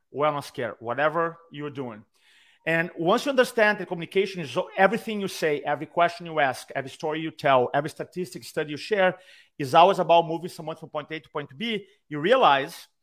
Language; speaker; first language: English; non-native, fluent; Portuguese